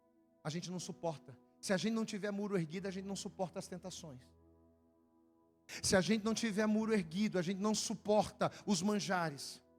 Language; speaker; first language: Portuguese; native; Portuguese